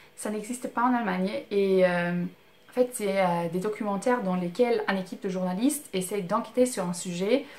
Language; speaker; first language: French; non-native, fluent; German